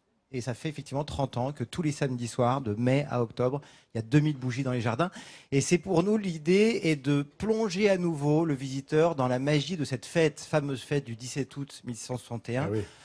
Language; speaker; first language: French; native; French